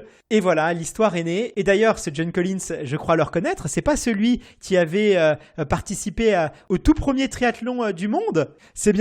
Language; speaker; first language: French; native; French